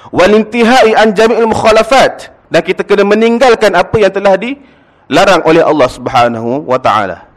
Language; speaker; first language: Malay; native; Malay